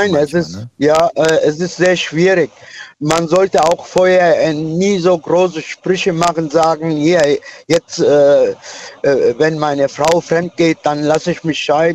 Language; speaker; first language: German; non-native, fluent; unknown